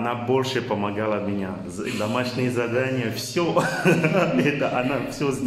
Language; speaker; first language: Russian; non-native, learner; French